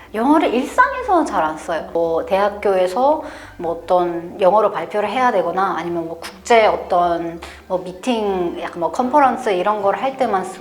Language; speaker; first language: Korean; non-native, fluent; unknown